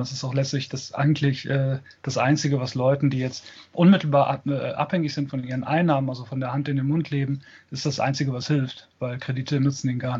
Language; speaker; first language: German; native; German